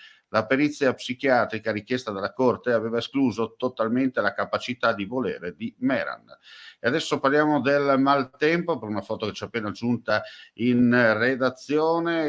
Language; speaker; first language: Italian; native; Italian